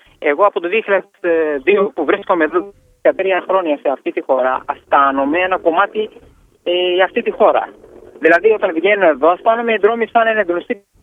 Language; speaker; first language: Greek; non-native, fluent; Kashmiri